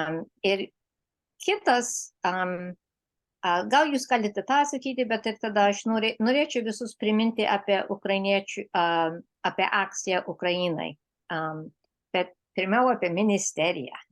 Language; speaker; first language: Lithuanian; early bilingual, heritage; Lithuanian